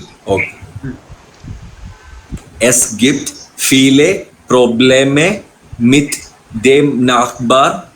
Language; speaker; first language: German; non-native, learner; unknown